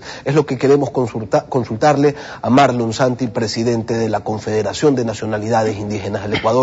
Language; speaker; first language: Spanish; native; Spanish